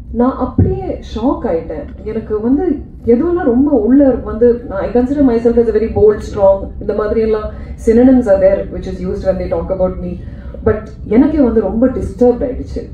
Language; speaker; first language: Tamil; non-native, learner; Malayalam